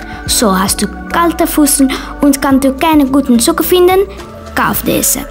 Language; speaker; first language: German; non-native, learner; Dutch